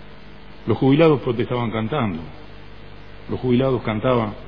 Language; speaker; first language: Spanish; native; Spanish